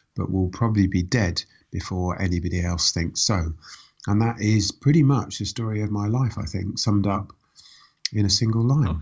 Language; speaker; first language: English; native; English